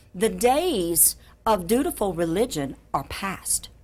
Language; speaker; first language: English; native; English